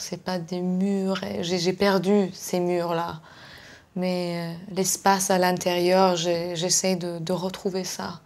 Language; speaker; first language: French; non-native, fluent; Persian